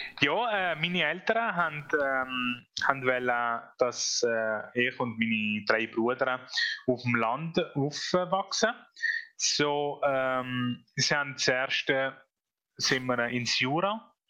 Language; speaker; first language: German; non-native, fluent; Italian